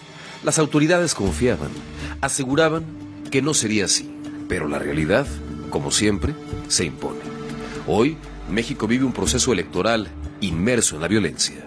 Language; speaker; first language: Spanish; native; Spanish